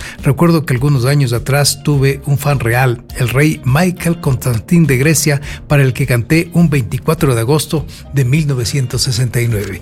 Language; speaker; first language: Spanish; native; Spanish